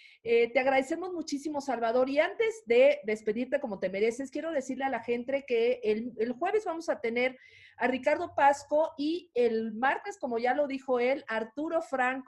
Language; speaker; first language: Spanish; native; Spanish